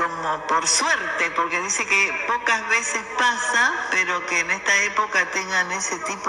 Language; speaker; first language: Spanish; native; Spanish